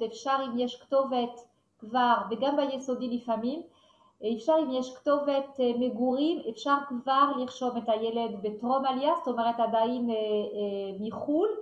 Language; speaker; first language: Hebrew; non-native, fluent; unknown